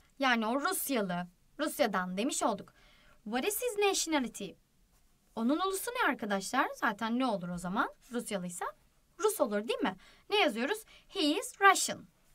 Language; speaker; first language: Turkish; native; Turkish